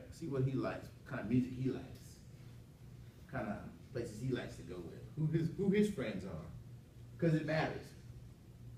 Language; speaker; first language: English; native; English